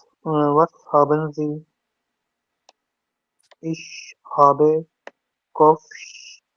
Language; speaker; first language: German; non-native, learner; Urdu